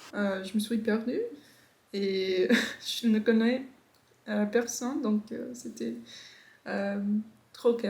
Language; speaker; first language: French; non-native, fluent; English